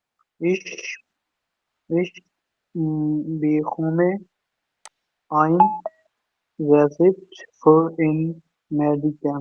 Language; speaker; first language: German; non-native, learner; Urdu